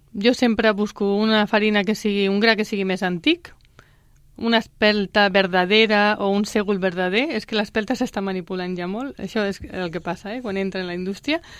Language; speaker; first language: Catalan; native; Catalan